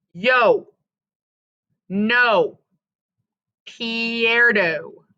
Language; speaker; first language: Spanish; non-native, fluent; English